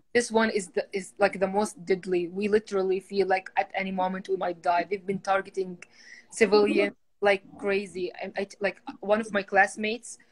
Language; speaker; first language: English; non-native, fluent; Arabic